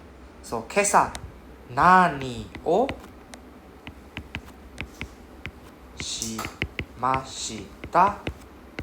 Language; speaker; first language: Japanese; non-native, fluent; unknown